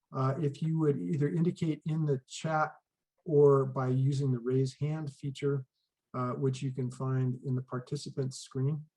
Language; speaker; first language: English; native; English